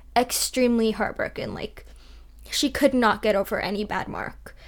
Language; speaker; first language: English; early bilingual, other home language; Hindi